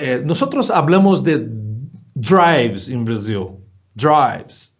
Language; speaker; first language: Spanish; non-native, fluent; Portuguese